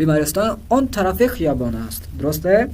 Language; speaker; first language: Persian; non-native, fluent; Urdu